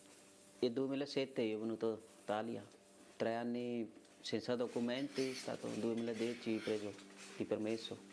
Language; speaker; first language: Italian; non-native, learner; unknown